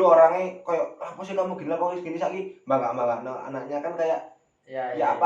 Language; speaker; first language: Indonesian; native; Indonesian